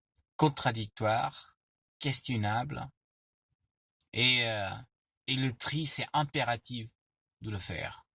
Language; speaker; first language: French; non-native, fluent; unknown